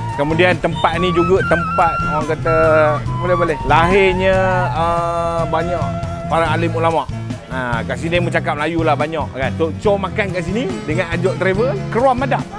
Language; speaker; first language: Malay; native; Malay